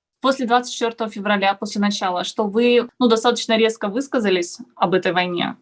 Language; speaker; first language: Russian; native; Russian